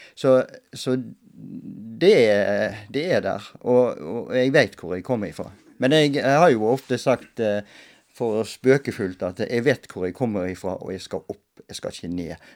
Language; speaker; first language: Norwegian; native; Norwegian